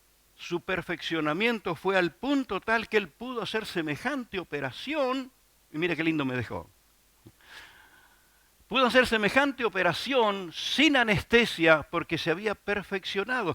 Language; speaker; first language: Spanish; native; Spanish